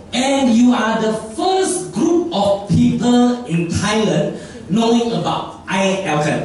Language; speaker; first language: English; non-native, local second language; Chinese